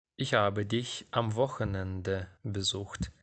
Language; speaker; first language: German; non-native, fluent; Ukrainian